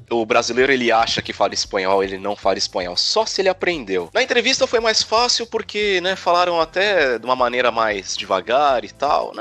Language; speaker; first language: Portuguese; native; Portuguese